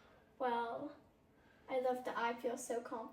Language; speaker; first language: English; native; English